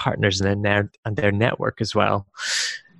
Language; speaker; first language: English; native; English